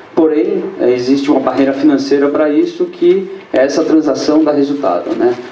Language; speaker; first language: Portuguese; native; Portuguese